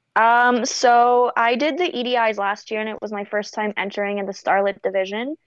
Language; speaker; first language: English; native; English